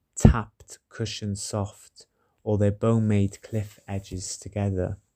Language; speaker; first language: English; native; English